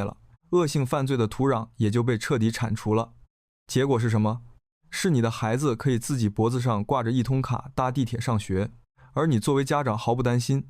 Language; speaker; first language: Chinese; native; Chinese